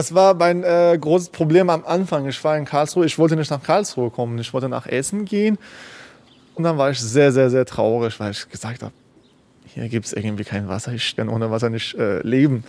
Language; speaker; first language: German; non-native, fluent; Persian